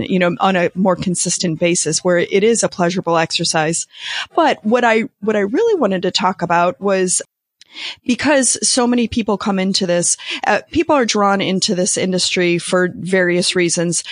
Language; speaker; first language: English; native; English